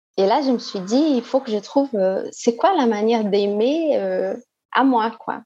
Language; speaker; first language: French; non-native, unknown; Portuguese